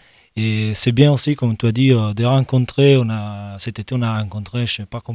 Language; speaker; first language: French; non-native, fluent; Italian